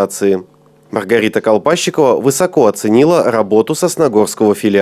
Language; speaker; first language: Russian; native; Russian